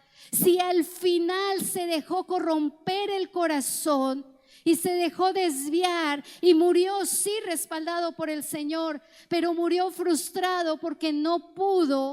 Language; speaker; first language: Spanish; native; Spanish